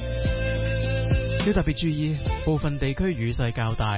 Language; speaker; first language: Chinese; non-native, local second language; Cantonese